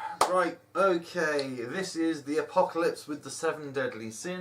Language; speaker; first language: English; native; English